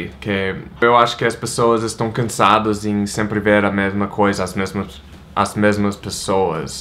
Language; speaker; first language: Portuguese; non-native, fluent; English